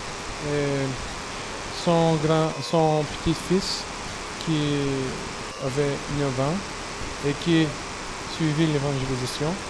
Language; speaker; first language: French; non-native, fluent; Bulgarian